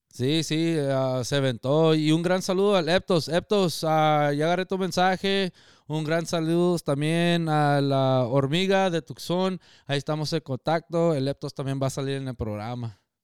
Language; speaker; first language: Spanish; early bilingual, heritage; Spanish